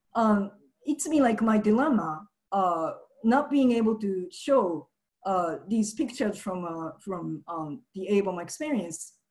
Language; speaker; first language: English; early bilingual, other home language; Japanese